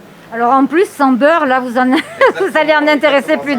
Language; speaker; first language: French; native; French